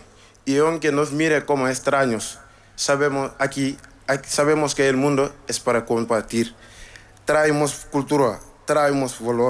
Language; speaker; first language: Spanish; non-native, learner; Wolof